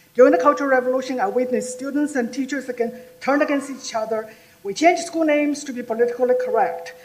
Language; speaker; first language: English; non-native, fluent; Chinese